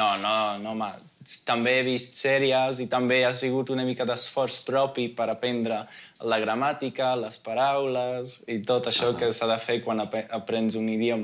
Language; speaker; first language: Catalan; non-native, fluent; Hungarian